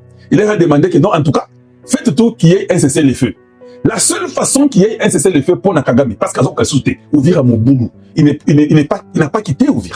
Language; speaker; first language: French; non-native, local second language; Lingala